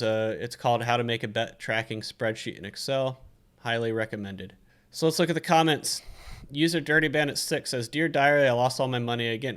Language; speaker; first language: English; native; English